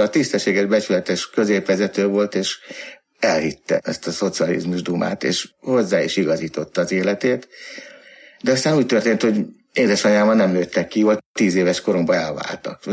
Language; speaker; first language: Hungarian; native; Hungarian